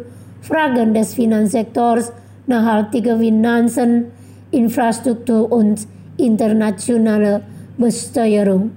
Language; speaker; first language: German; non-native, fluent; Indonesian